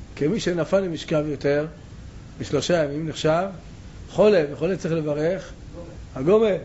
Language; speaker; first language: Hebrew; native; Hebrew